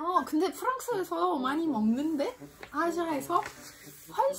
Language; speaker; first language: Korean; non-native, learner; French